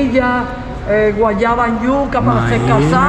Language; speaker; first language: Spanish; native; Spanish